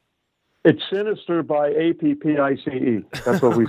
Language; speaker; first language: English; native; English